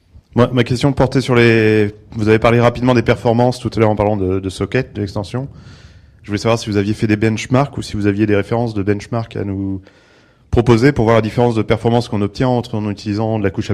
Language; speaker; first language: French; native; French